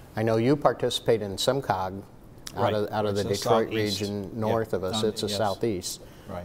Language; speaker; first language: English; native; English